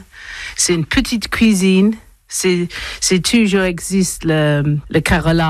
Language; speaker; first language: French; non-native, learner; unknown